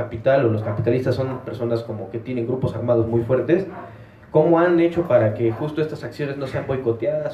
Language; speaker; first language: Spanish; native; Spanish